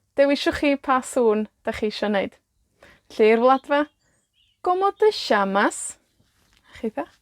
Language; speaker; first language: Welsh; native; Welsh